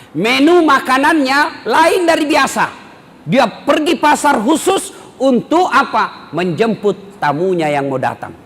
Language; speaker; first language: Indonesian; non-native, local second language; Buginese